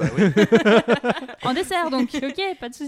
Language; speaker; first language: French; native; French